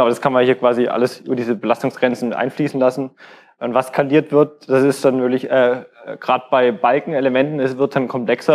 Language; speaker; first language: German; native; German